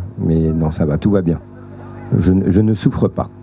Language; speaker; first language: French; native; French